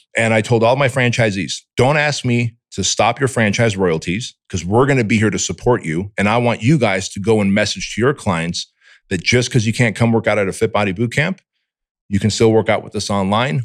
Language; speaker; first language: English; early bilingual, other home language; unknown